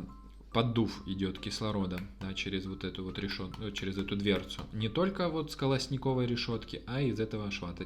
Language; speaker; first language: Russian; native; Russian